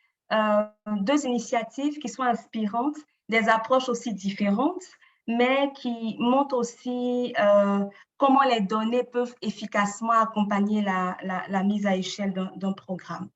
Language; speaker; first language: French; native; French